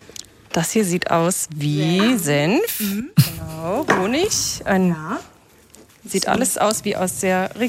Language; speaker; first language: German; native; German